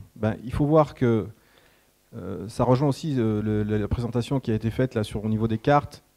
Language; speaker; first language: French; native; French